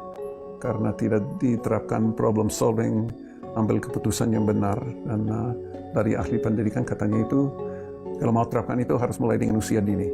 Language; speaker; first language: Indonesian; non-native, fluent; English